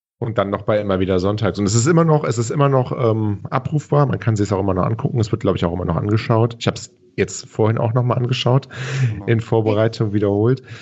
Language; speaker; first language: German; native; German